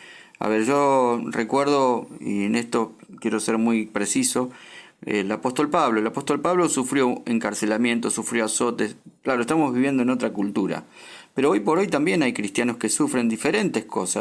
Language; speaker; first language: Spanish; native; Spanish